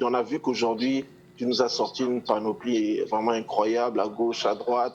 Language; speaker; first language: French; native; French